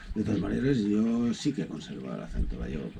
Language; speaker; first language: Spanish; non-native, local second language; Galician